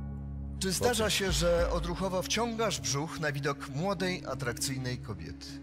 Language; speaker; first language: Polish; native; Polish